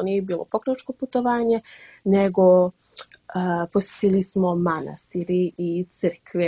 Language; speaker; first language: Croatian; early bilingual, heritage; Dutch